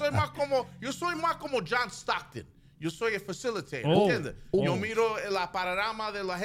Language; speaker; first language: Spanish; early bilingual, other home language; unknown